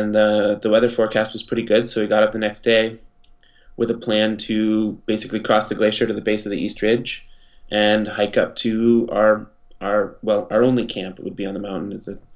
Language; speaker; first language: English; native; English